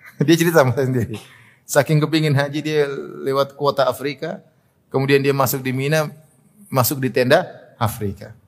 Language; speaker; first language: Indonesian; native; Indonesian